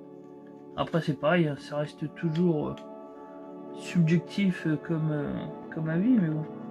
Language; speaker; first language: French; native; French